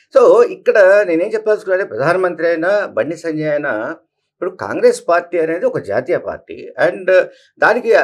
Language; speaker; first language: Telugu; native; Telugu